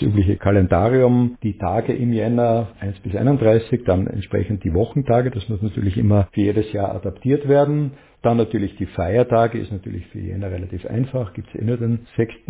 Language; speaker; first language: German; native; German